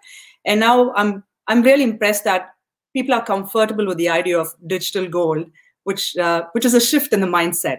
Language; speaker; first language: English; non-native, local second language; Tamil